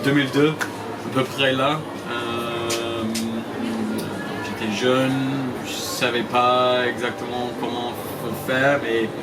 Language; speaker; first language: French; non-native, fluent; English